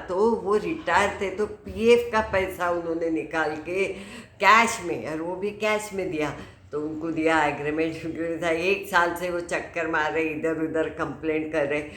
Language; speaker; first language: Hindi; non-native, local second language; Marathi